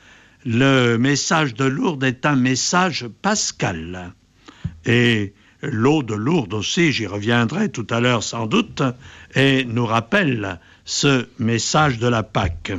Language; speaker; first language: French; native; French